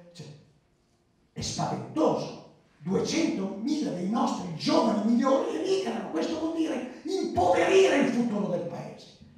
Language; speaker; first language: Italian; early bilingual, other home language; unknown